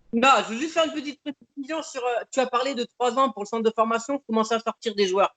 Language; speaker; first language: French; native; French